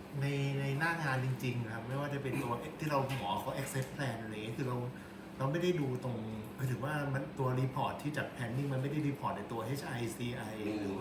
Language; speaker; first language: Thai; native; Thai